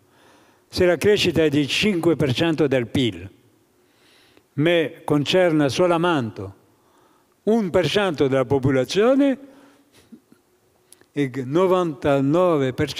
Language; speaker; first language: Italian; non-native, fluent; French